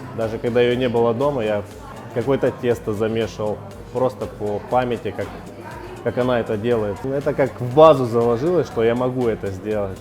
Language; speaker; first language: Russian; native; Russian